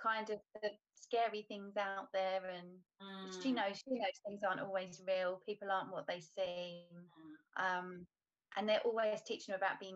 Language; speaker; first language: English; native; English